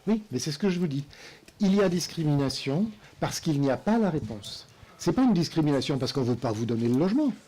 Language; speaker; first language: French; native; French